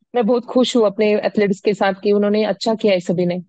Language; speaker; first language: Hindi; non-native, local second language; Marathi